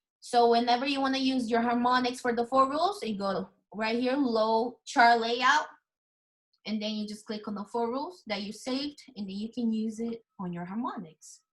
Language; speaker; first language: English; non-native, fluent; Portuguese